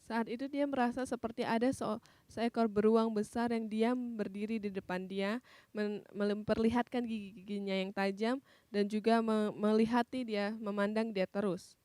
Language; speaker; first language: Indonesian; native; Indonesian